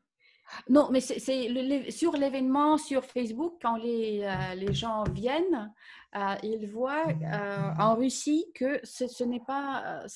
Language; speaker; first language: French; non-native, fluent; Russian